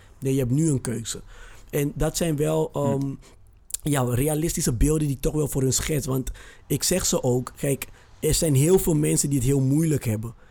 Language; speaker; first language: Dutch; early bilingual, other home language; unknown